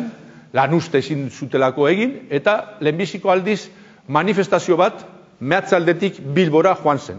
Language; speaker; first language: Basque; native; Basque